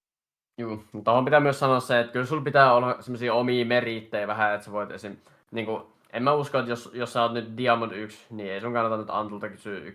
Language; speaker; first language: Finnish; native; Finnish